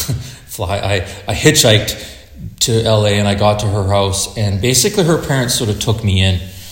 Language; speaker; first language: English; native; English